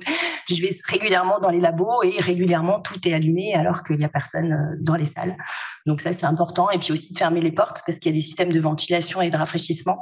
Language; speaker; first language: French; native; French